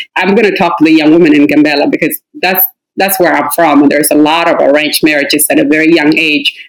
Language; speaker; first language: English; non-native, fluent; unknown